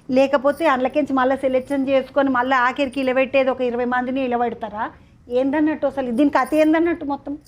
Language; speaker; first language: Telugu; native; Telugu